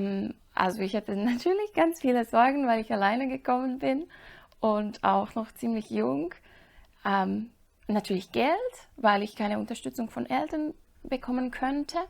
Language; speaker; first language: German; non-native, fluent; Slovak